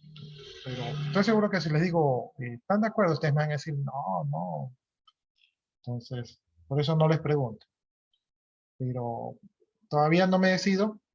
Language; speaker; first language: Spanish; native; Spanish